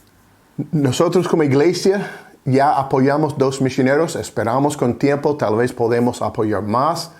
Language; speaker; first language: Spanish; non-native, fluent; English